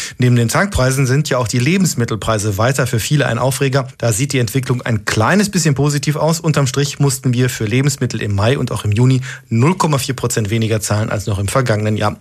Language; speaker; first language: German; native; German